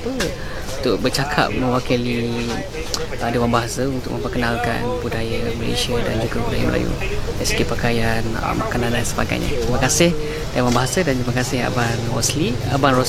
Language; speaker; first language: Malay; native; Malay